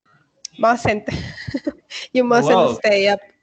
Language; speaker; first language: English; non-native, learner; Spanish